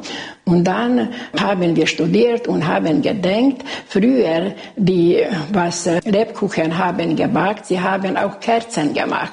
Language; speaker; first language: German; non-native, local second language; Hungarian